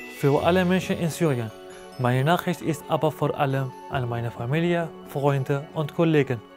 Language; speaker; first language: German; non-native, learner; Arabic